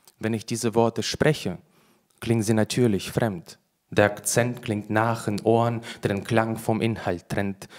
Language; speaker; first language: German; early bilingual, other home language; Russian